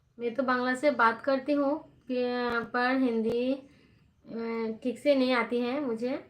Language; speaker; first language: Hindi; non-native, local second language; Bangla